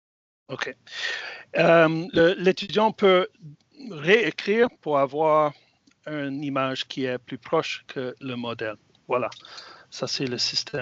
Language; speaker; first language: French; non-native, fluent; English